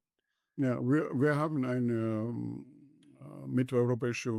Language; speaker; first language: German; non-native, learner; Georgian